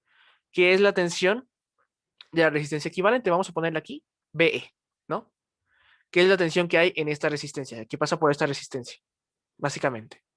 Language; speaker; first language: Spanish; native; Spanish